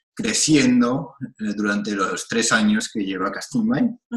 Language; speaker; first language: Spanish; non-native, fluent; French